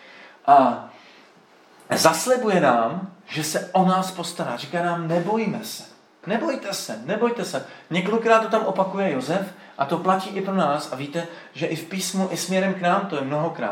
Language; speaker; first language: Czech; native; Czech